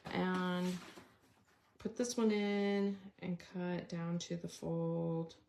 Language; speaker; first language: English; native; English